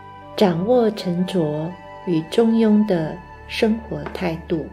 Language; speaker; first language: Chinese; native; Chinese